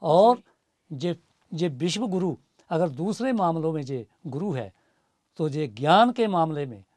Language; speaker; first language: Hindi; native; Hindi